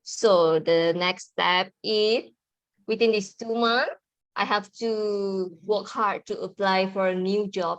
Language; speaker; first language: English; non-native, learner; Indonesian